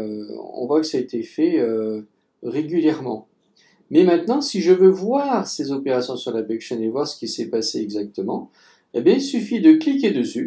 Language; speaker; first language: French; native; French